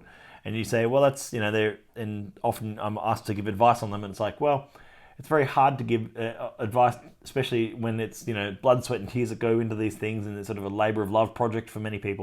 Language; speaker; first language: English; native; English